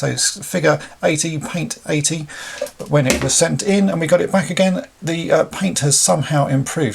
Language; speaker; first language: English; native; English